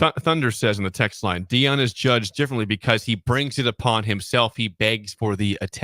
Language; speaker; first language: English; native; English